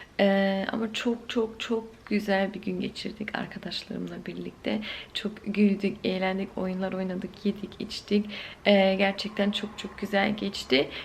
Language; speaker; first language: Turkish; early bilingual, heritage; Turkish